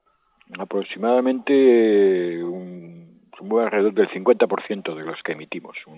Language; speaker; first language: Spanish; native; Spanish